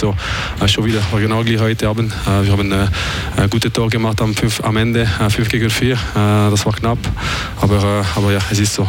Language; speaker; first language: German; non-native, local second language; French